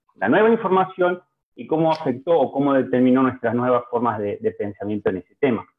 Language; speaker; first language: Spanish; native; Spanish